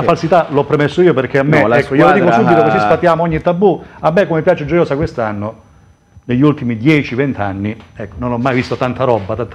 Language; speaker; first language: Italian; native; Italian